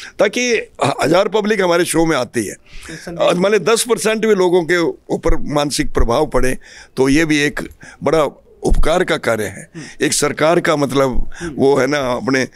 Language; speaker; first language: Hindi; native; Hindi